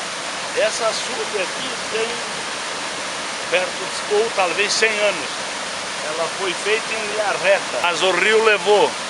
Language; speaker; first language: Portuguese; native; Portuguese